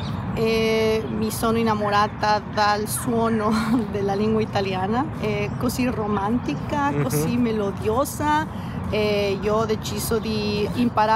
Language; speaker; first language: Italian; non-native, learner; Spanish